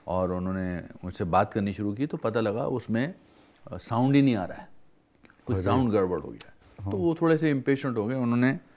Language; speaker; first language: Hindi; native; Hindi